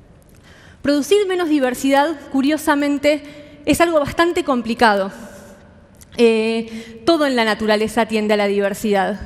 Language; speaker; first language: Spanish; native; Spanish